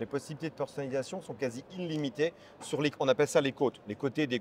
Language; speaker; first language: French; native; French